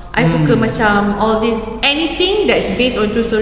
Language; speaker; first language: English; non-native, local second language; Malay